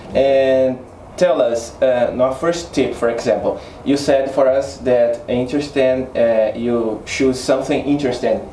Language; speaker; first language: English; non-native, learner; Portuguese